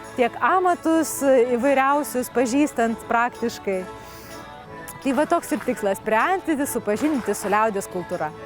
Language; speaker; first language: Lithuanian; native; Lithuanian